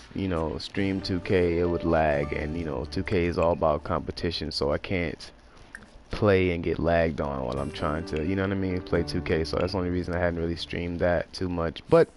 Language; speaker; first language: English; native; English